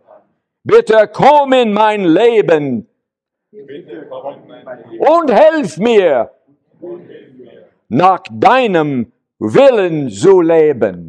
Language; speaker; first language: German; non-native, learner; English